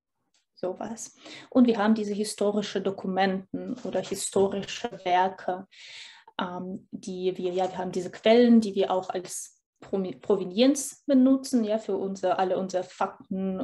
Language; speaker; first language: German; non-native, fluent; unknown